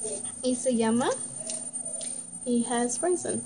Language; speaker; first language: Spanish; early bilingual, heritage; Spanish